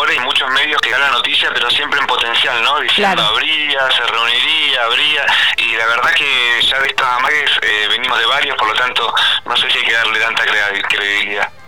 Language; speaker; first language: Spanish; native; Spanish